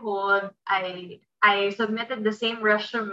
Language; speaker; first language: English; non-native, local second language; Filipino